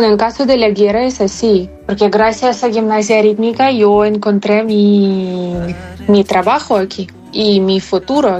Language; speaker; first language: Spanish; non-native, fluent; Ukrainian